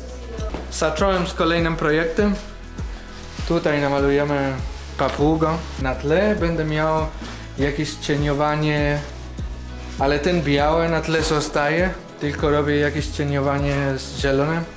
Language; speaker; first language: Polish; non-native, learner; Spanish